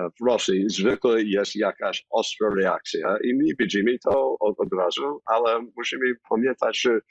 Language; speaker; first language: Polish; non-native, fluent; English